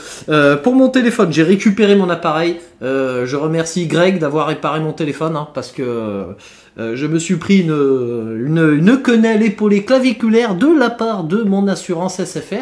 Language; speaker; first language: French; native; French